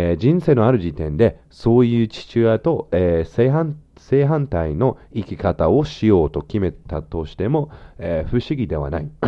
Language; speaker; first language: Japanese; non-native, fluent; English